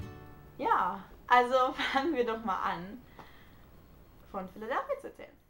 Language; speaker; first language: German; native; German